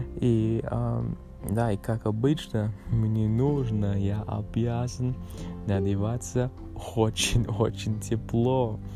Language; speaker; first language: Russian; non-native, learner; English